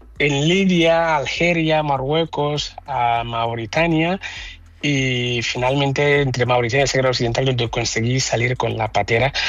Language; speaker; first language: Spanish; non-native, fluent; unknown